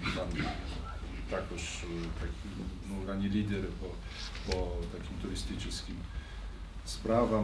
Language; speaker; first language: Ukrainian; non-native, fluent; Polish